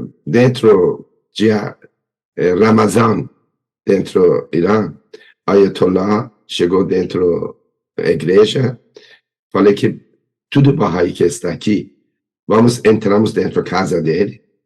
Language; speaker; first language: Portuguese; non-native, learner; Persian